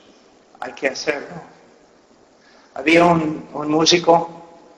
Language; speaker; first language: Spanish; non-native, fluent; English